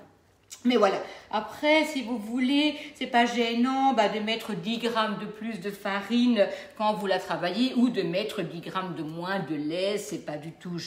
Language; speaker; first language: French; native; French